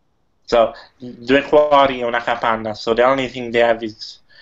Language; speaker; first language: English; non-native, fluent; Italian